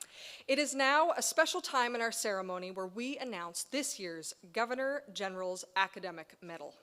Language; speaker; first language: English; native; English